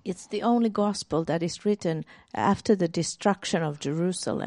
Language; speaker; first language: English; non-native, fluent; Finnish